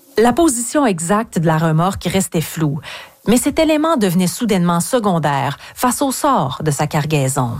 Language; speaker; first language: French; native; French